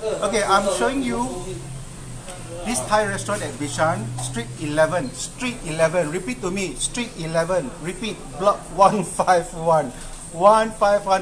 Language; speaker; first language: English; non-native, local second language; Chinese